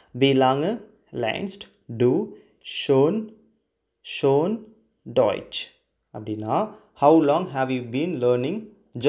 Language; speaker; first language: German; non-native, learner; Tamil